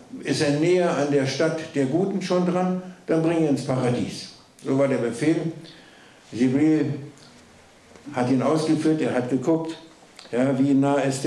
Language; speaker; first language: German; native; German